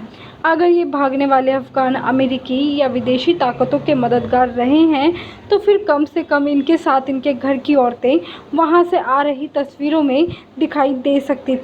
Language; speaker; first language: Hindi; native; Hindi